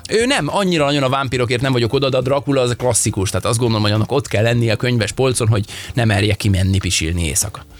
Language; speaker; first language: Hungarian; native; Hungarian